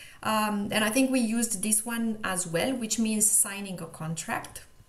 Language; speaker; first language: English; non-native, fluent; Romanian